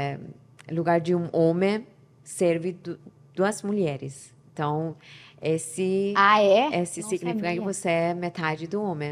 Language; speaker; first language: Portuguese; non-native, learner; Persian